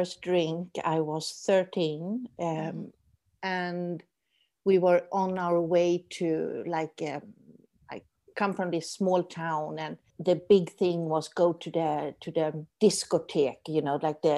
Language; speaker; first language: English; non-native, fluent; Swedish